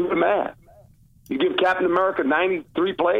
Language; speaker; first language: English; native; English